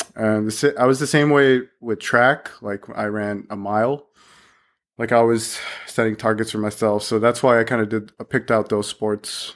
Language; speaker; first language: English; early bilingual, other home language; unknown